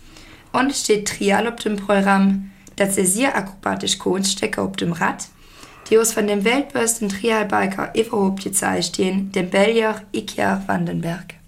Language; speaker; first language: German; native; German